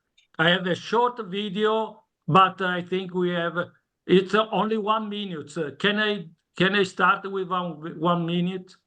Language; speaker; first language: English; non-native, learner; Italian